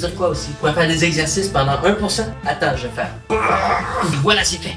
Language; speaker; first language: French; native; French